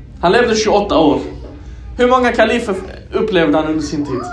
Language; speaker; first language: Swedish; early bilingual, other home language; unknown